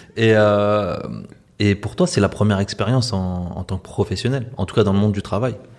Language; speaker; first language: French; native; French